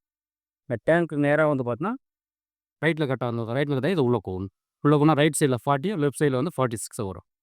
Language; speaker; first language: Tamil; native; Tamil